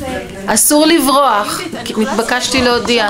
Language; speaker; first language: Hebrew; native; Hebrew